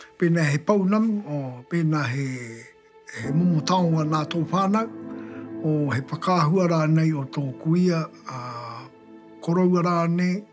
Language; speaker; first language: Māori; native; Māori